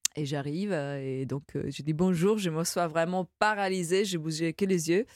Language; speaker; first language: French; non-native, fluent; Italian